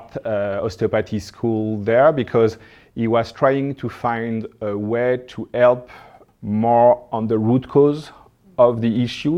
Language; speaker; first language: English; non-native, learner; French